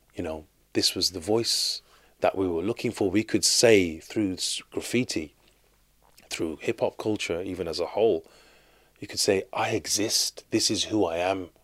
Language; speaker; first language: English; native; English